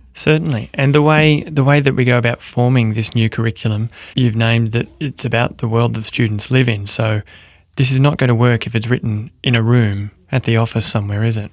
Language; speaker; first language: English; native; English